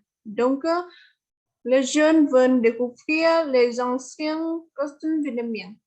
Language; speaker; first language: French; non-native, learner; Vietnamese